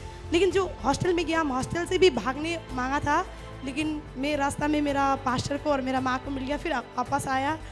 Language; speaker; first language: Hindi; non-native, local second language; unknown